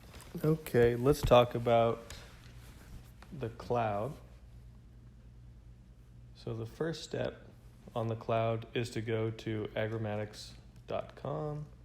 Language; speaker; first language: English; native; English